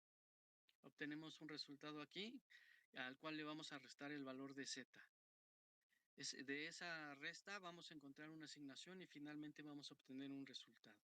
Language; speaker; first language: Spanish; native; Spanish